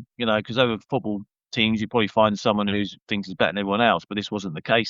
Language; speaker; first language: English; native; English